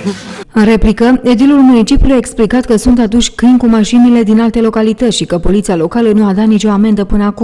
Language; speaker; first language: Romanian; native; Romanian